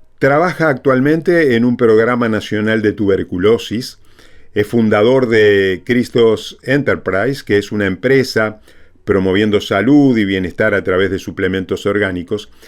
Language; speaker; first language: Spanish; native; Spanish